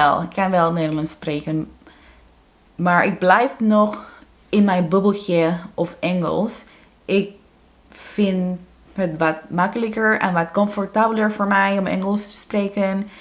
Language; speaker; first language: Dutch; non-native, fluent; Spanish